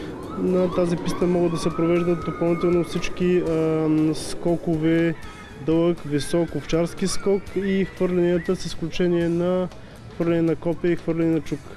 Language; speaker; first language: Bulgarian; native; Bulgarian